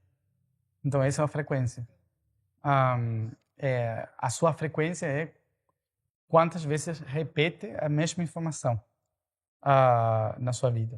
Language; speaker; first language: Portuguese; non-native, fluent; Spanish